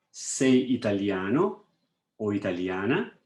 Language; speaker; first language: Italian; non-native, fluent; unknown